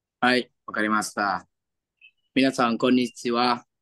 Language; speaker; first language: Japanese; non-native, learner; Vietnamese